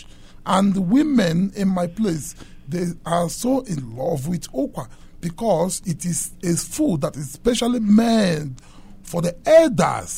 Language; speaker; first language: English; non-native, local second language; Igbo